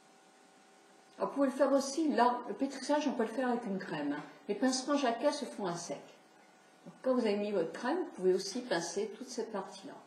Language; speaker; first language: French; native; French